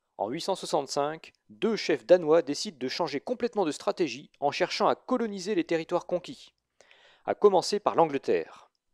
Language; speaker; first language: French; native; French